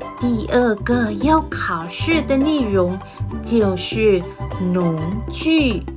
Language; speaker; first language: Chinese; non-native, fluent; Thai